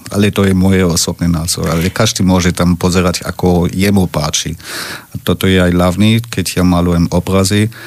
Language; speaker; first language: Slovak; non-native, learner; German